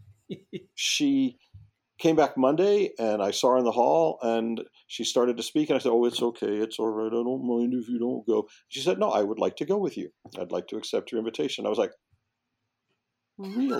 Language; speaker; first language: English; native; English